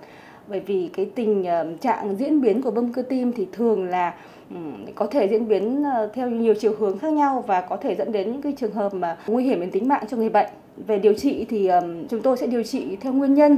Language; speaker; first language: Vietnamese; native; Vietnamese